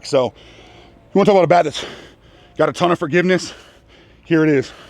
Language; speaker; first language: English; native; English